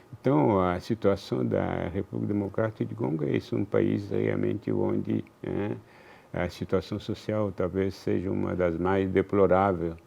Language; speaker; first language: Portuguese; non-native, fluent; Luba-Lulua